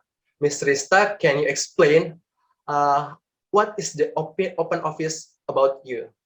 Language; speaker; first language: English; non-native, learner; Indonesian